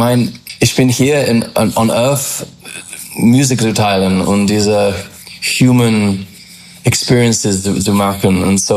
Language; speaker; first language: German; non-native, fluent; English